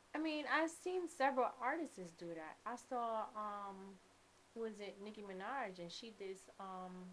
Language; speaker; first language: English; native; English